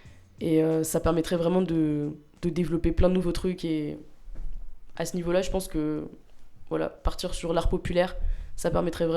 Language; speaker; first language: French; native; French